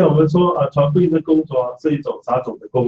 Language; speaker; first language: Chinese; native; Chinese